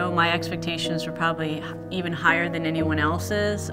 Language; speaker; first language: English; native; English